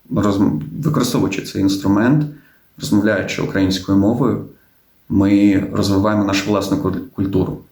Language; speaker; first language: Ukrainian; non-native, local second language; Russian